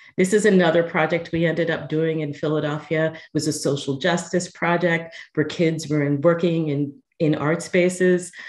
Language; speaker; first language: English; native; English